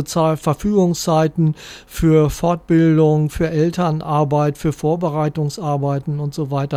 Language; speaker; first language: German; native; German